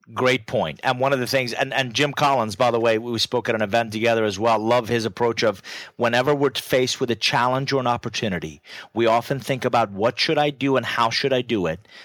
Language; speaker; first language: English; non-native, fluent; Persian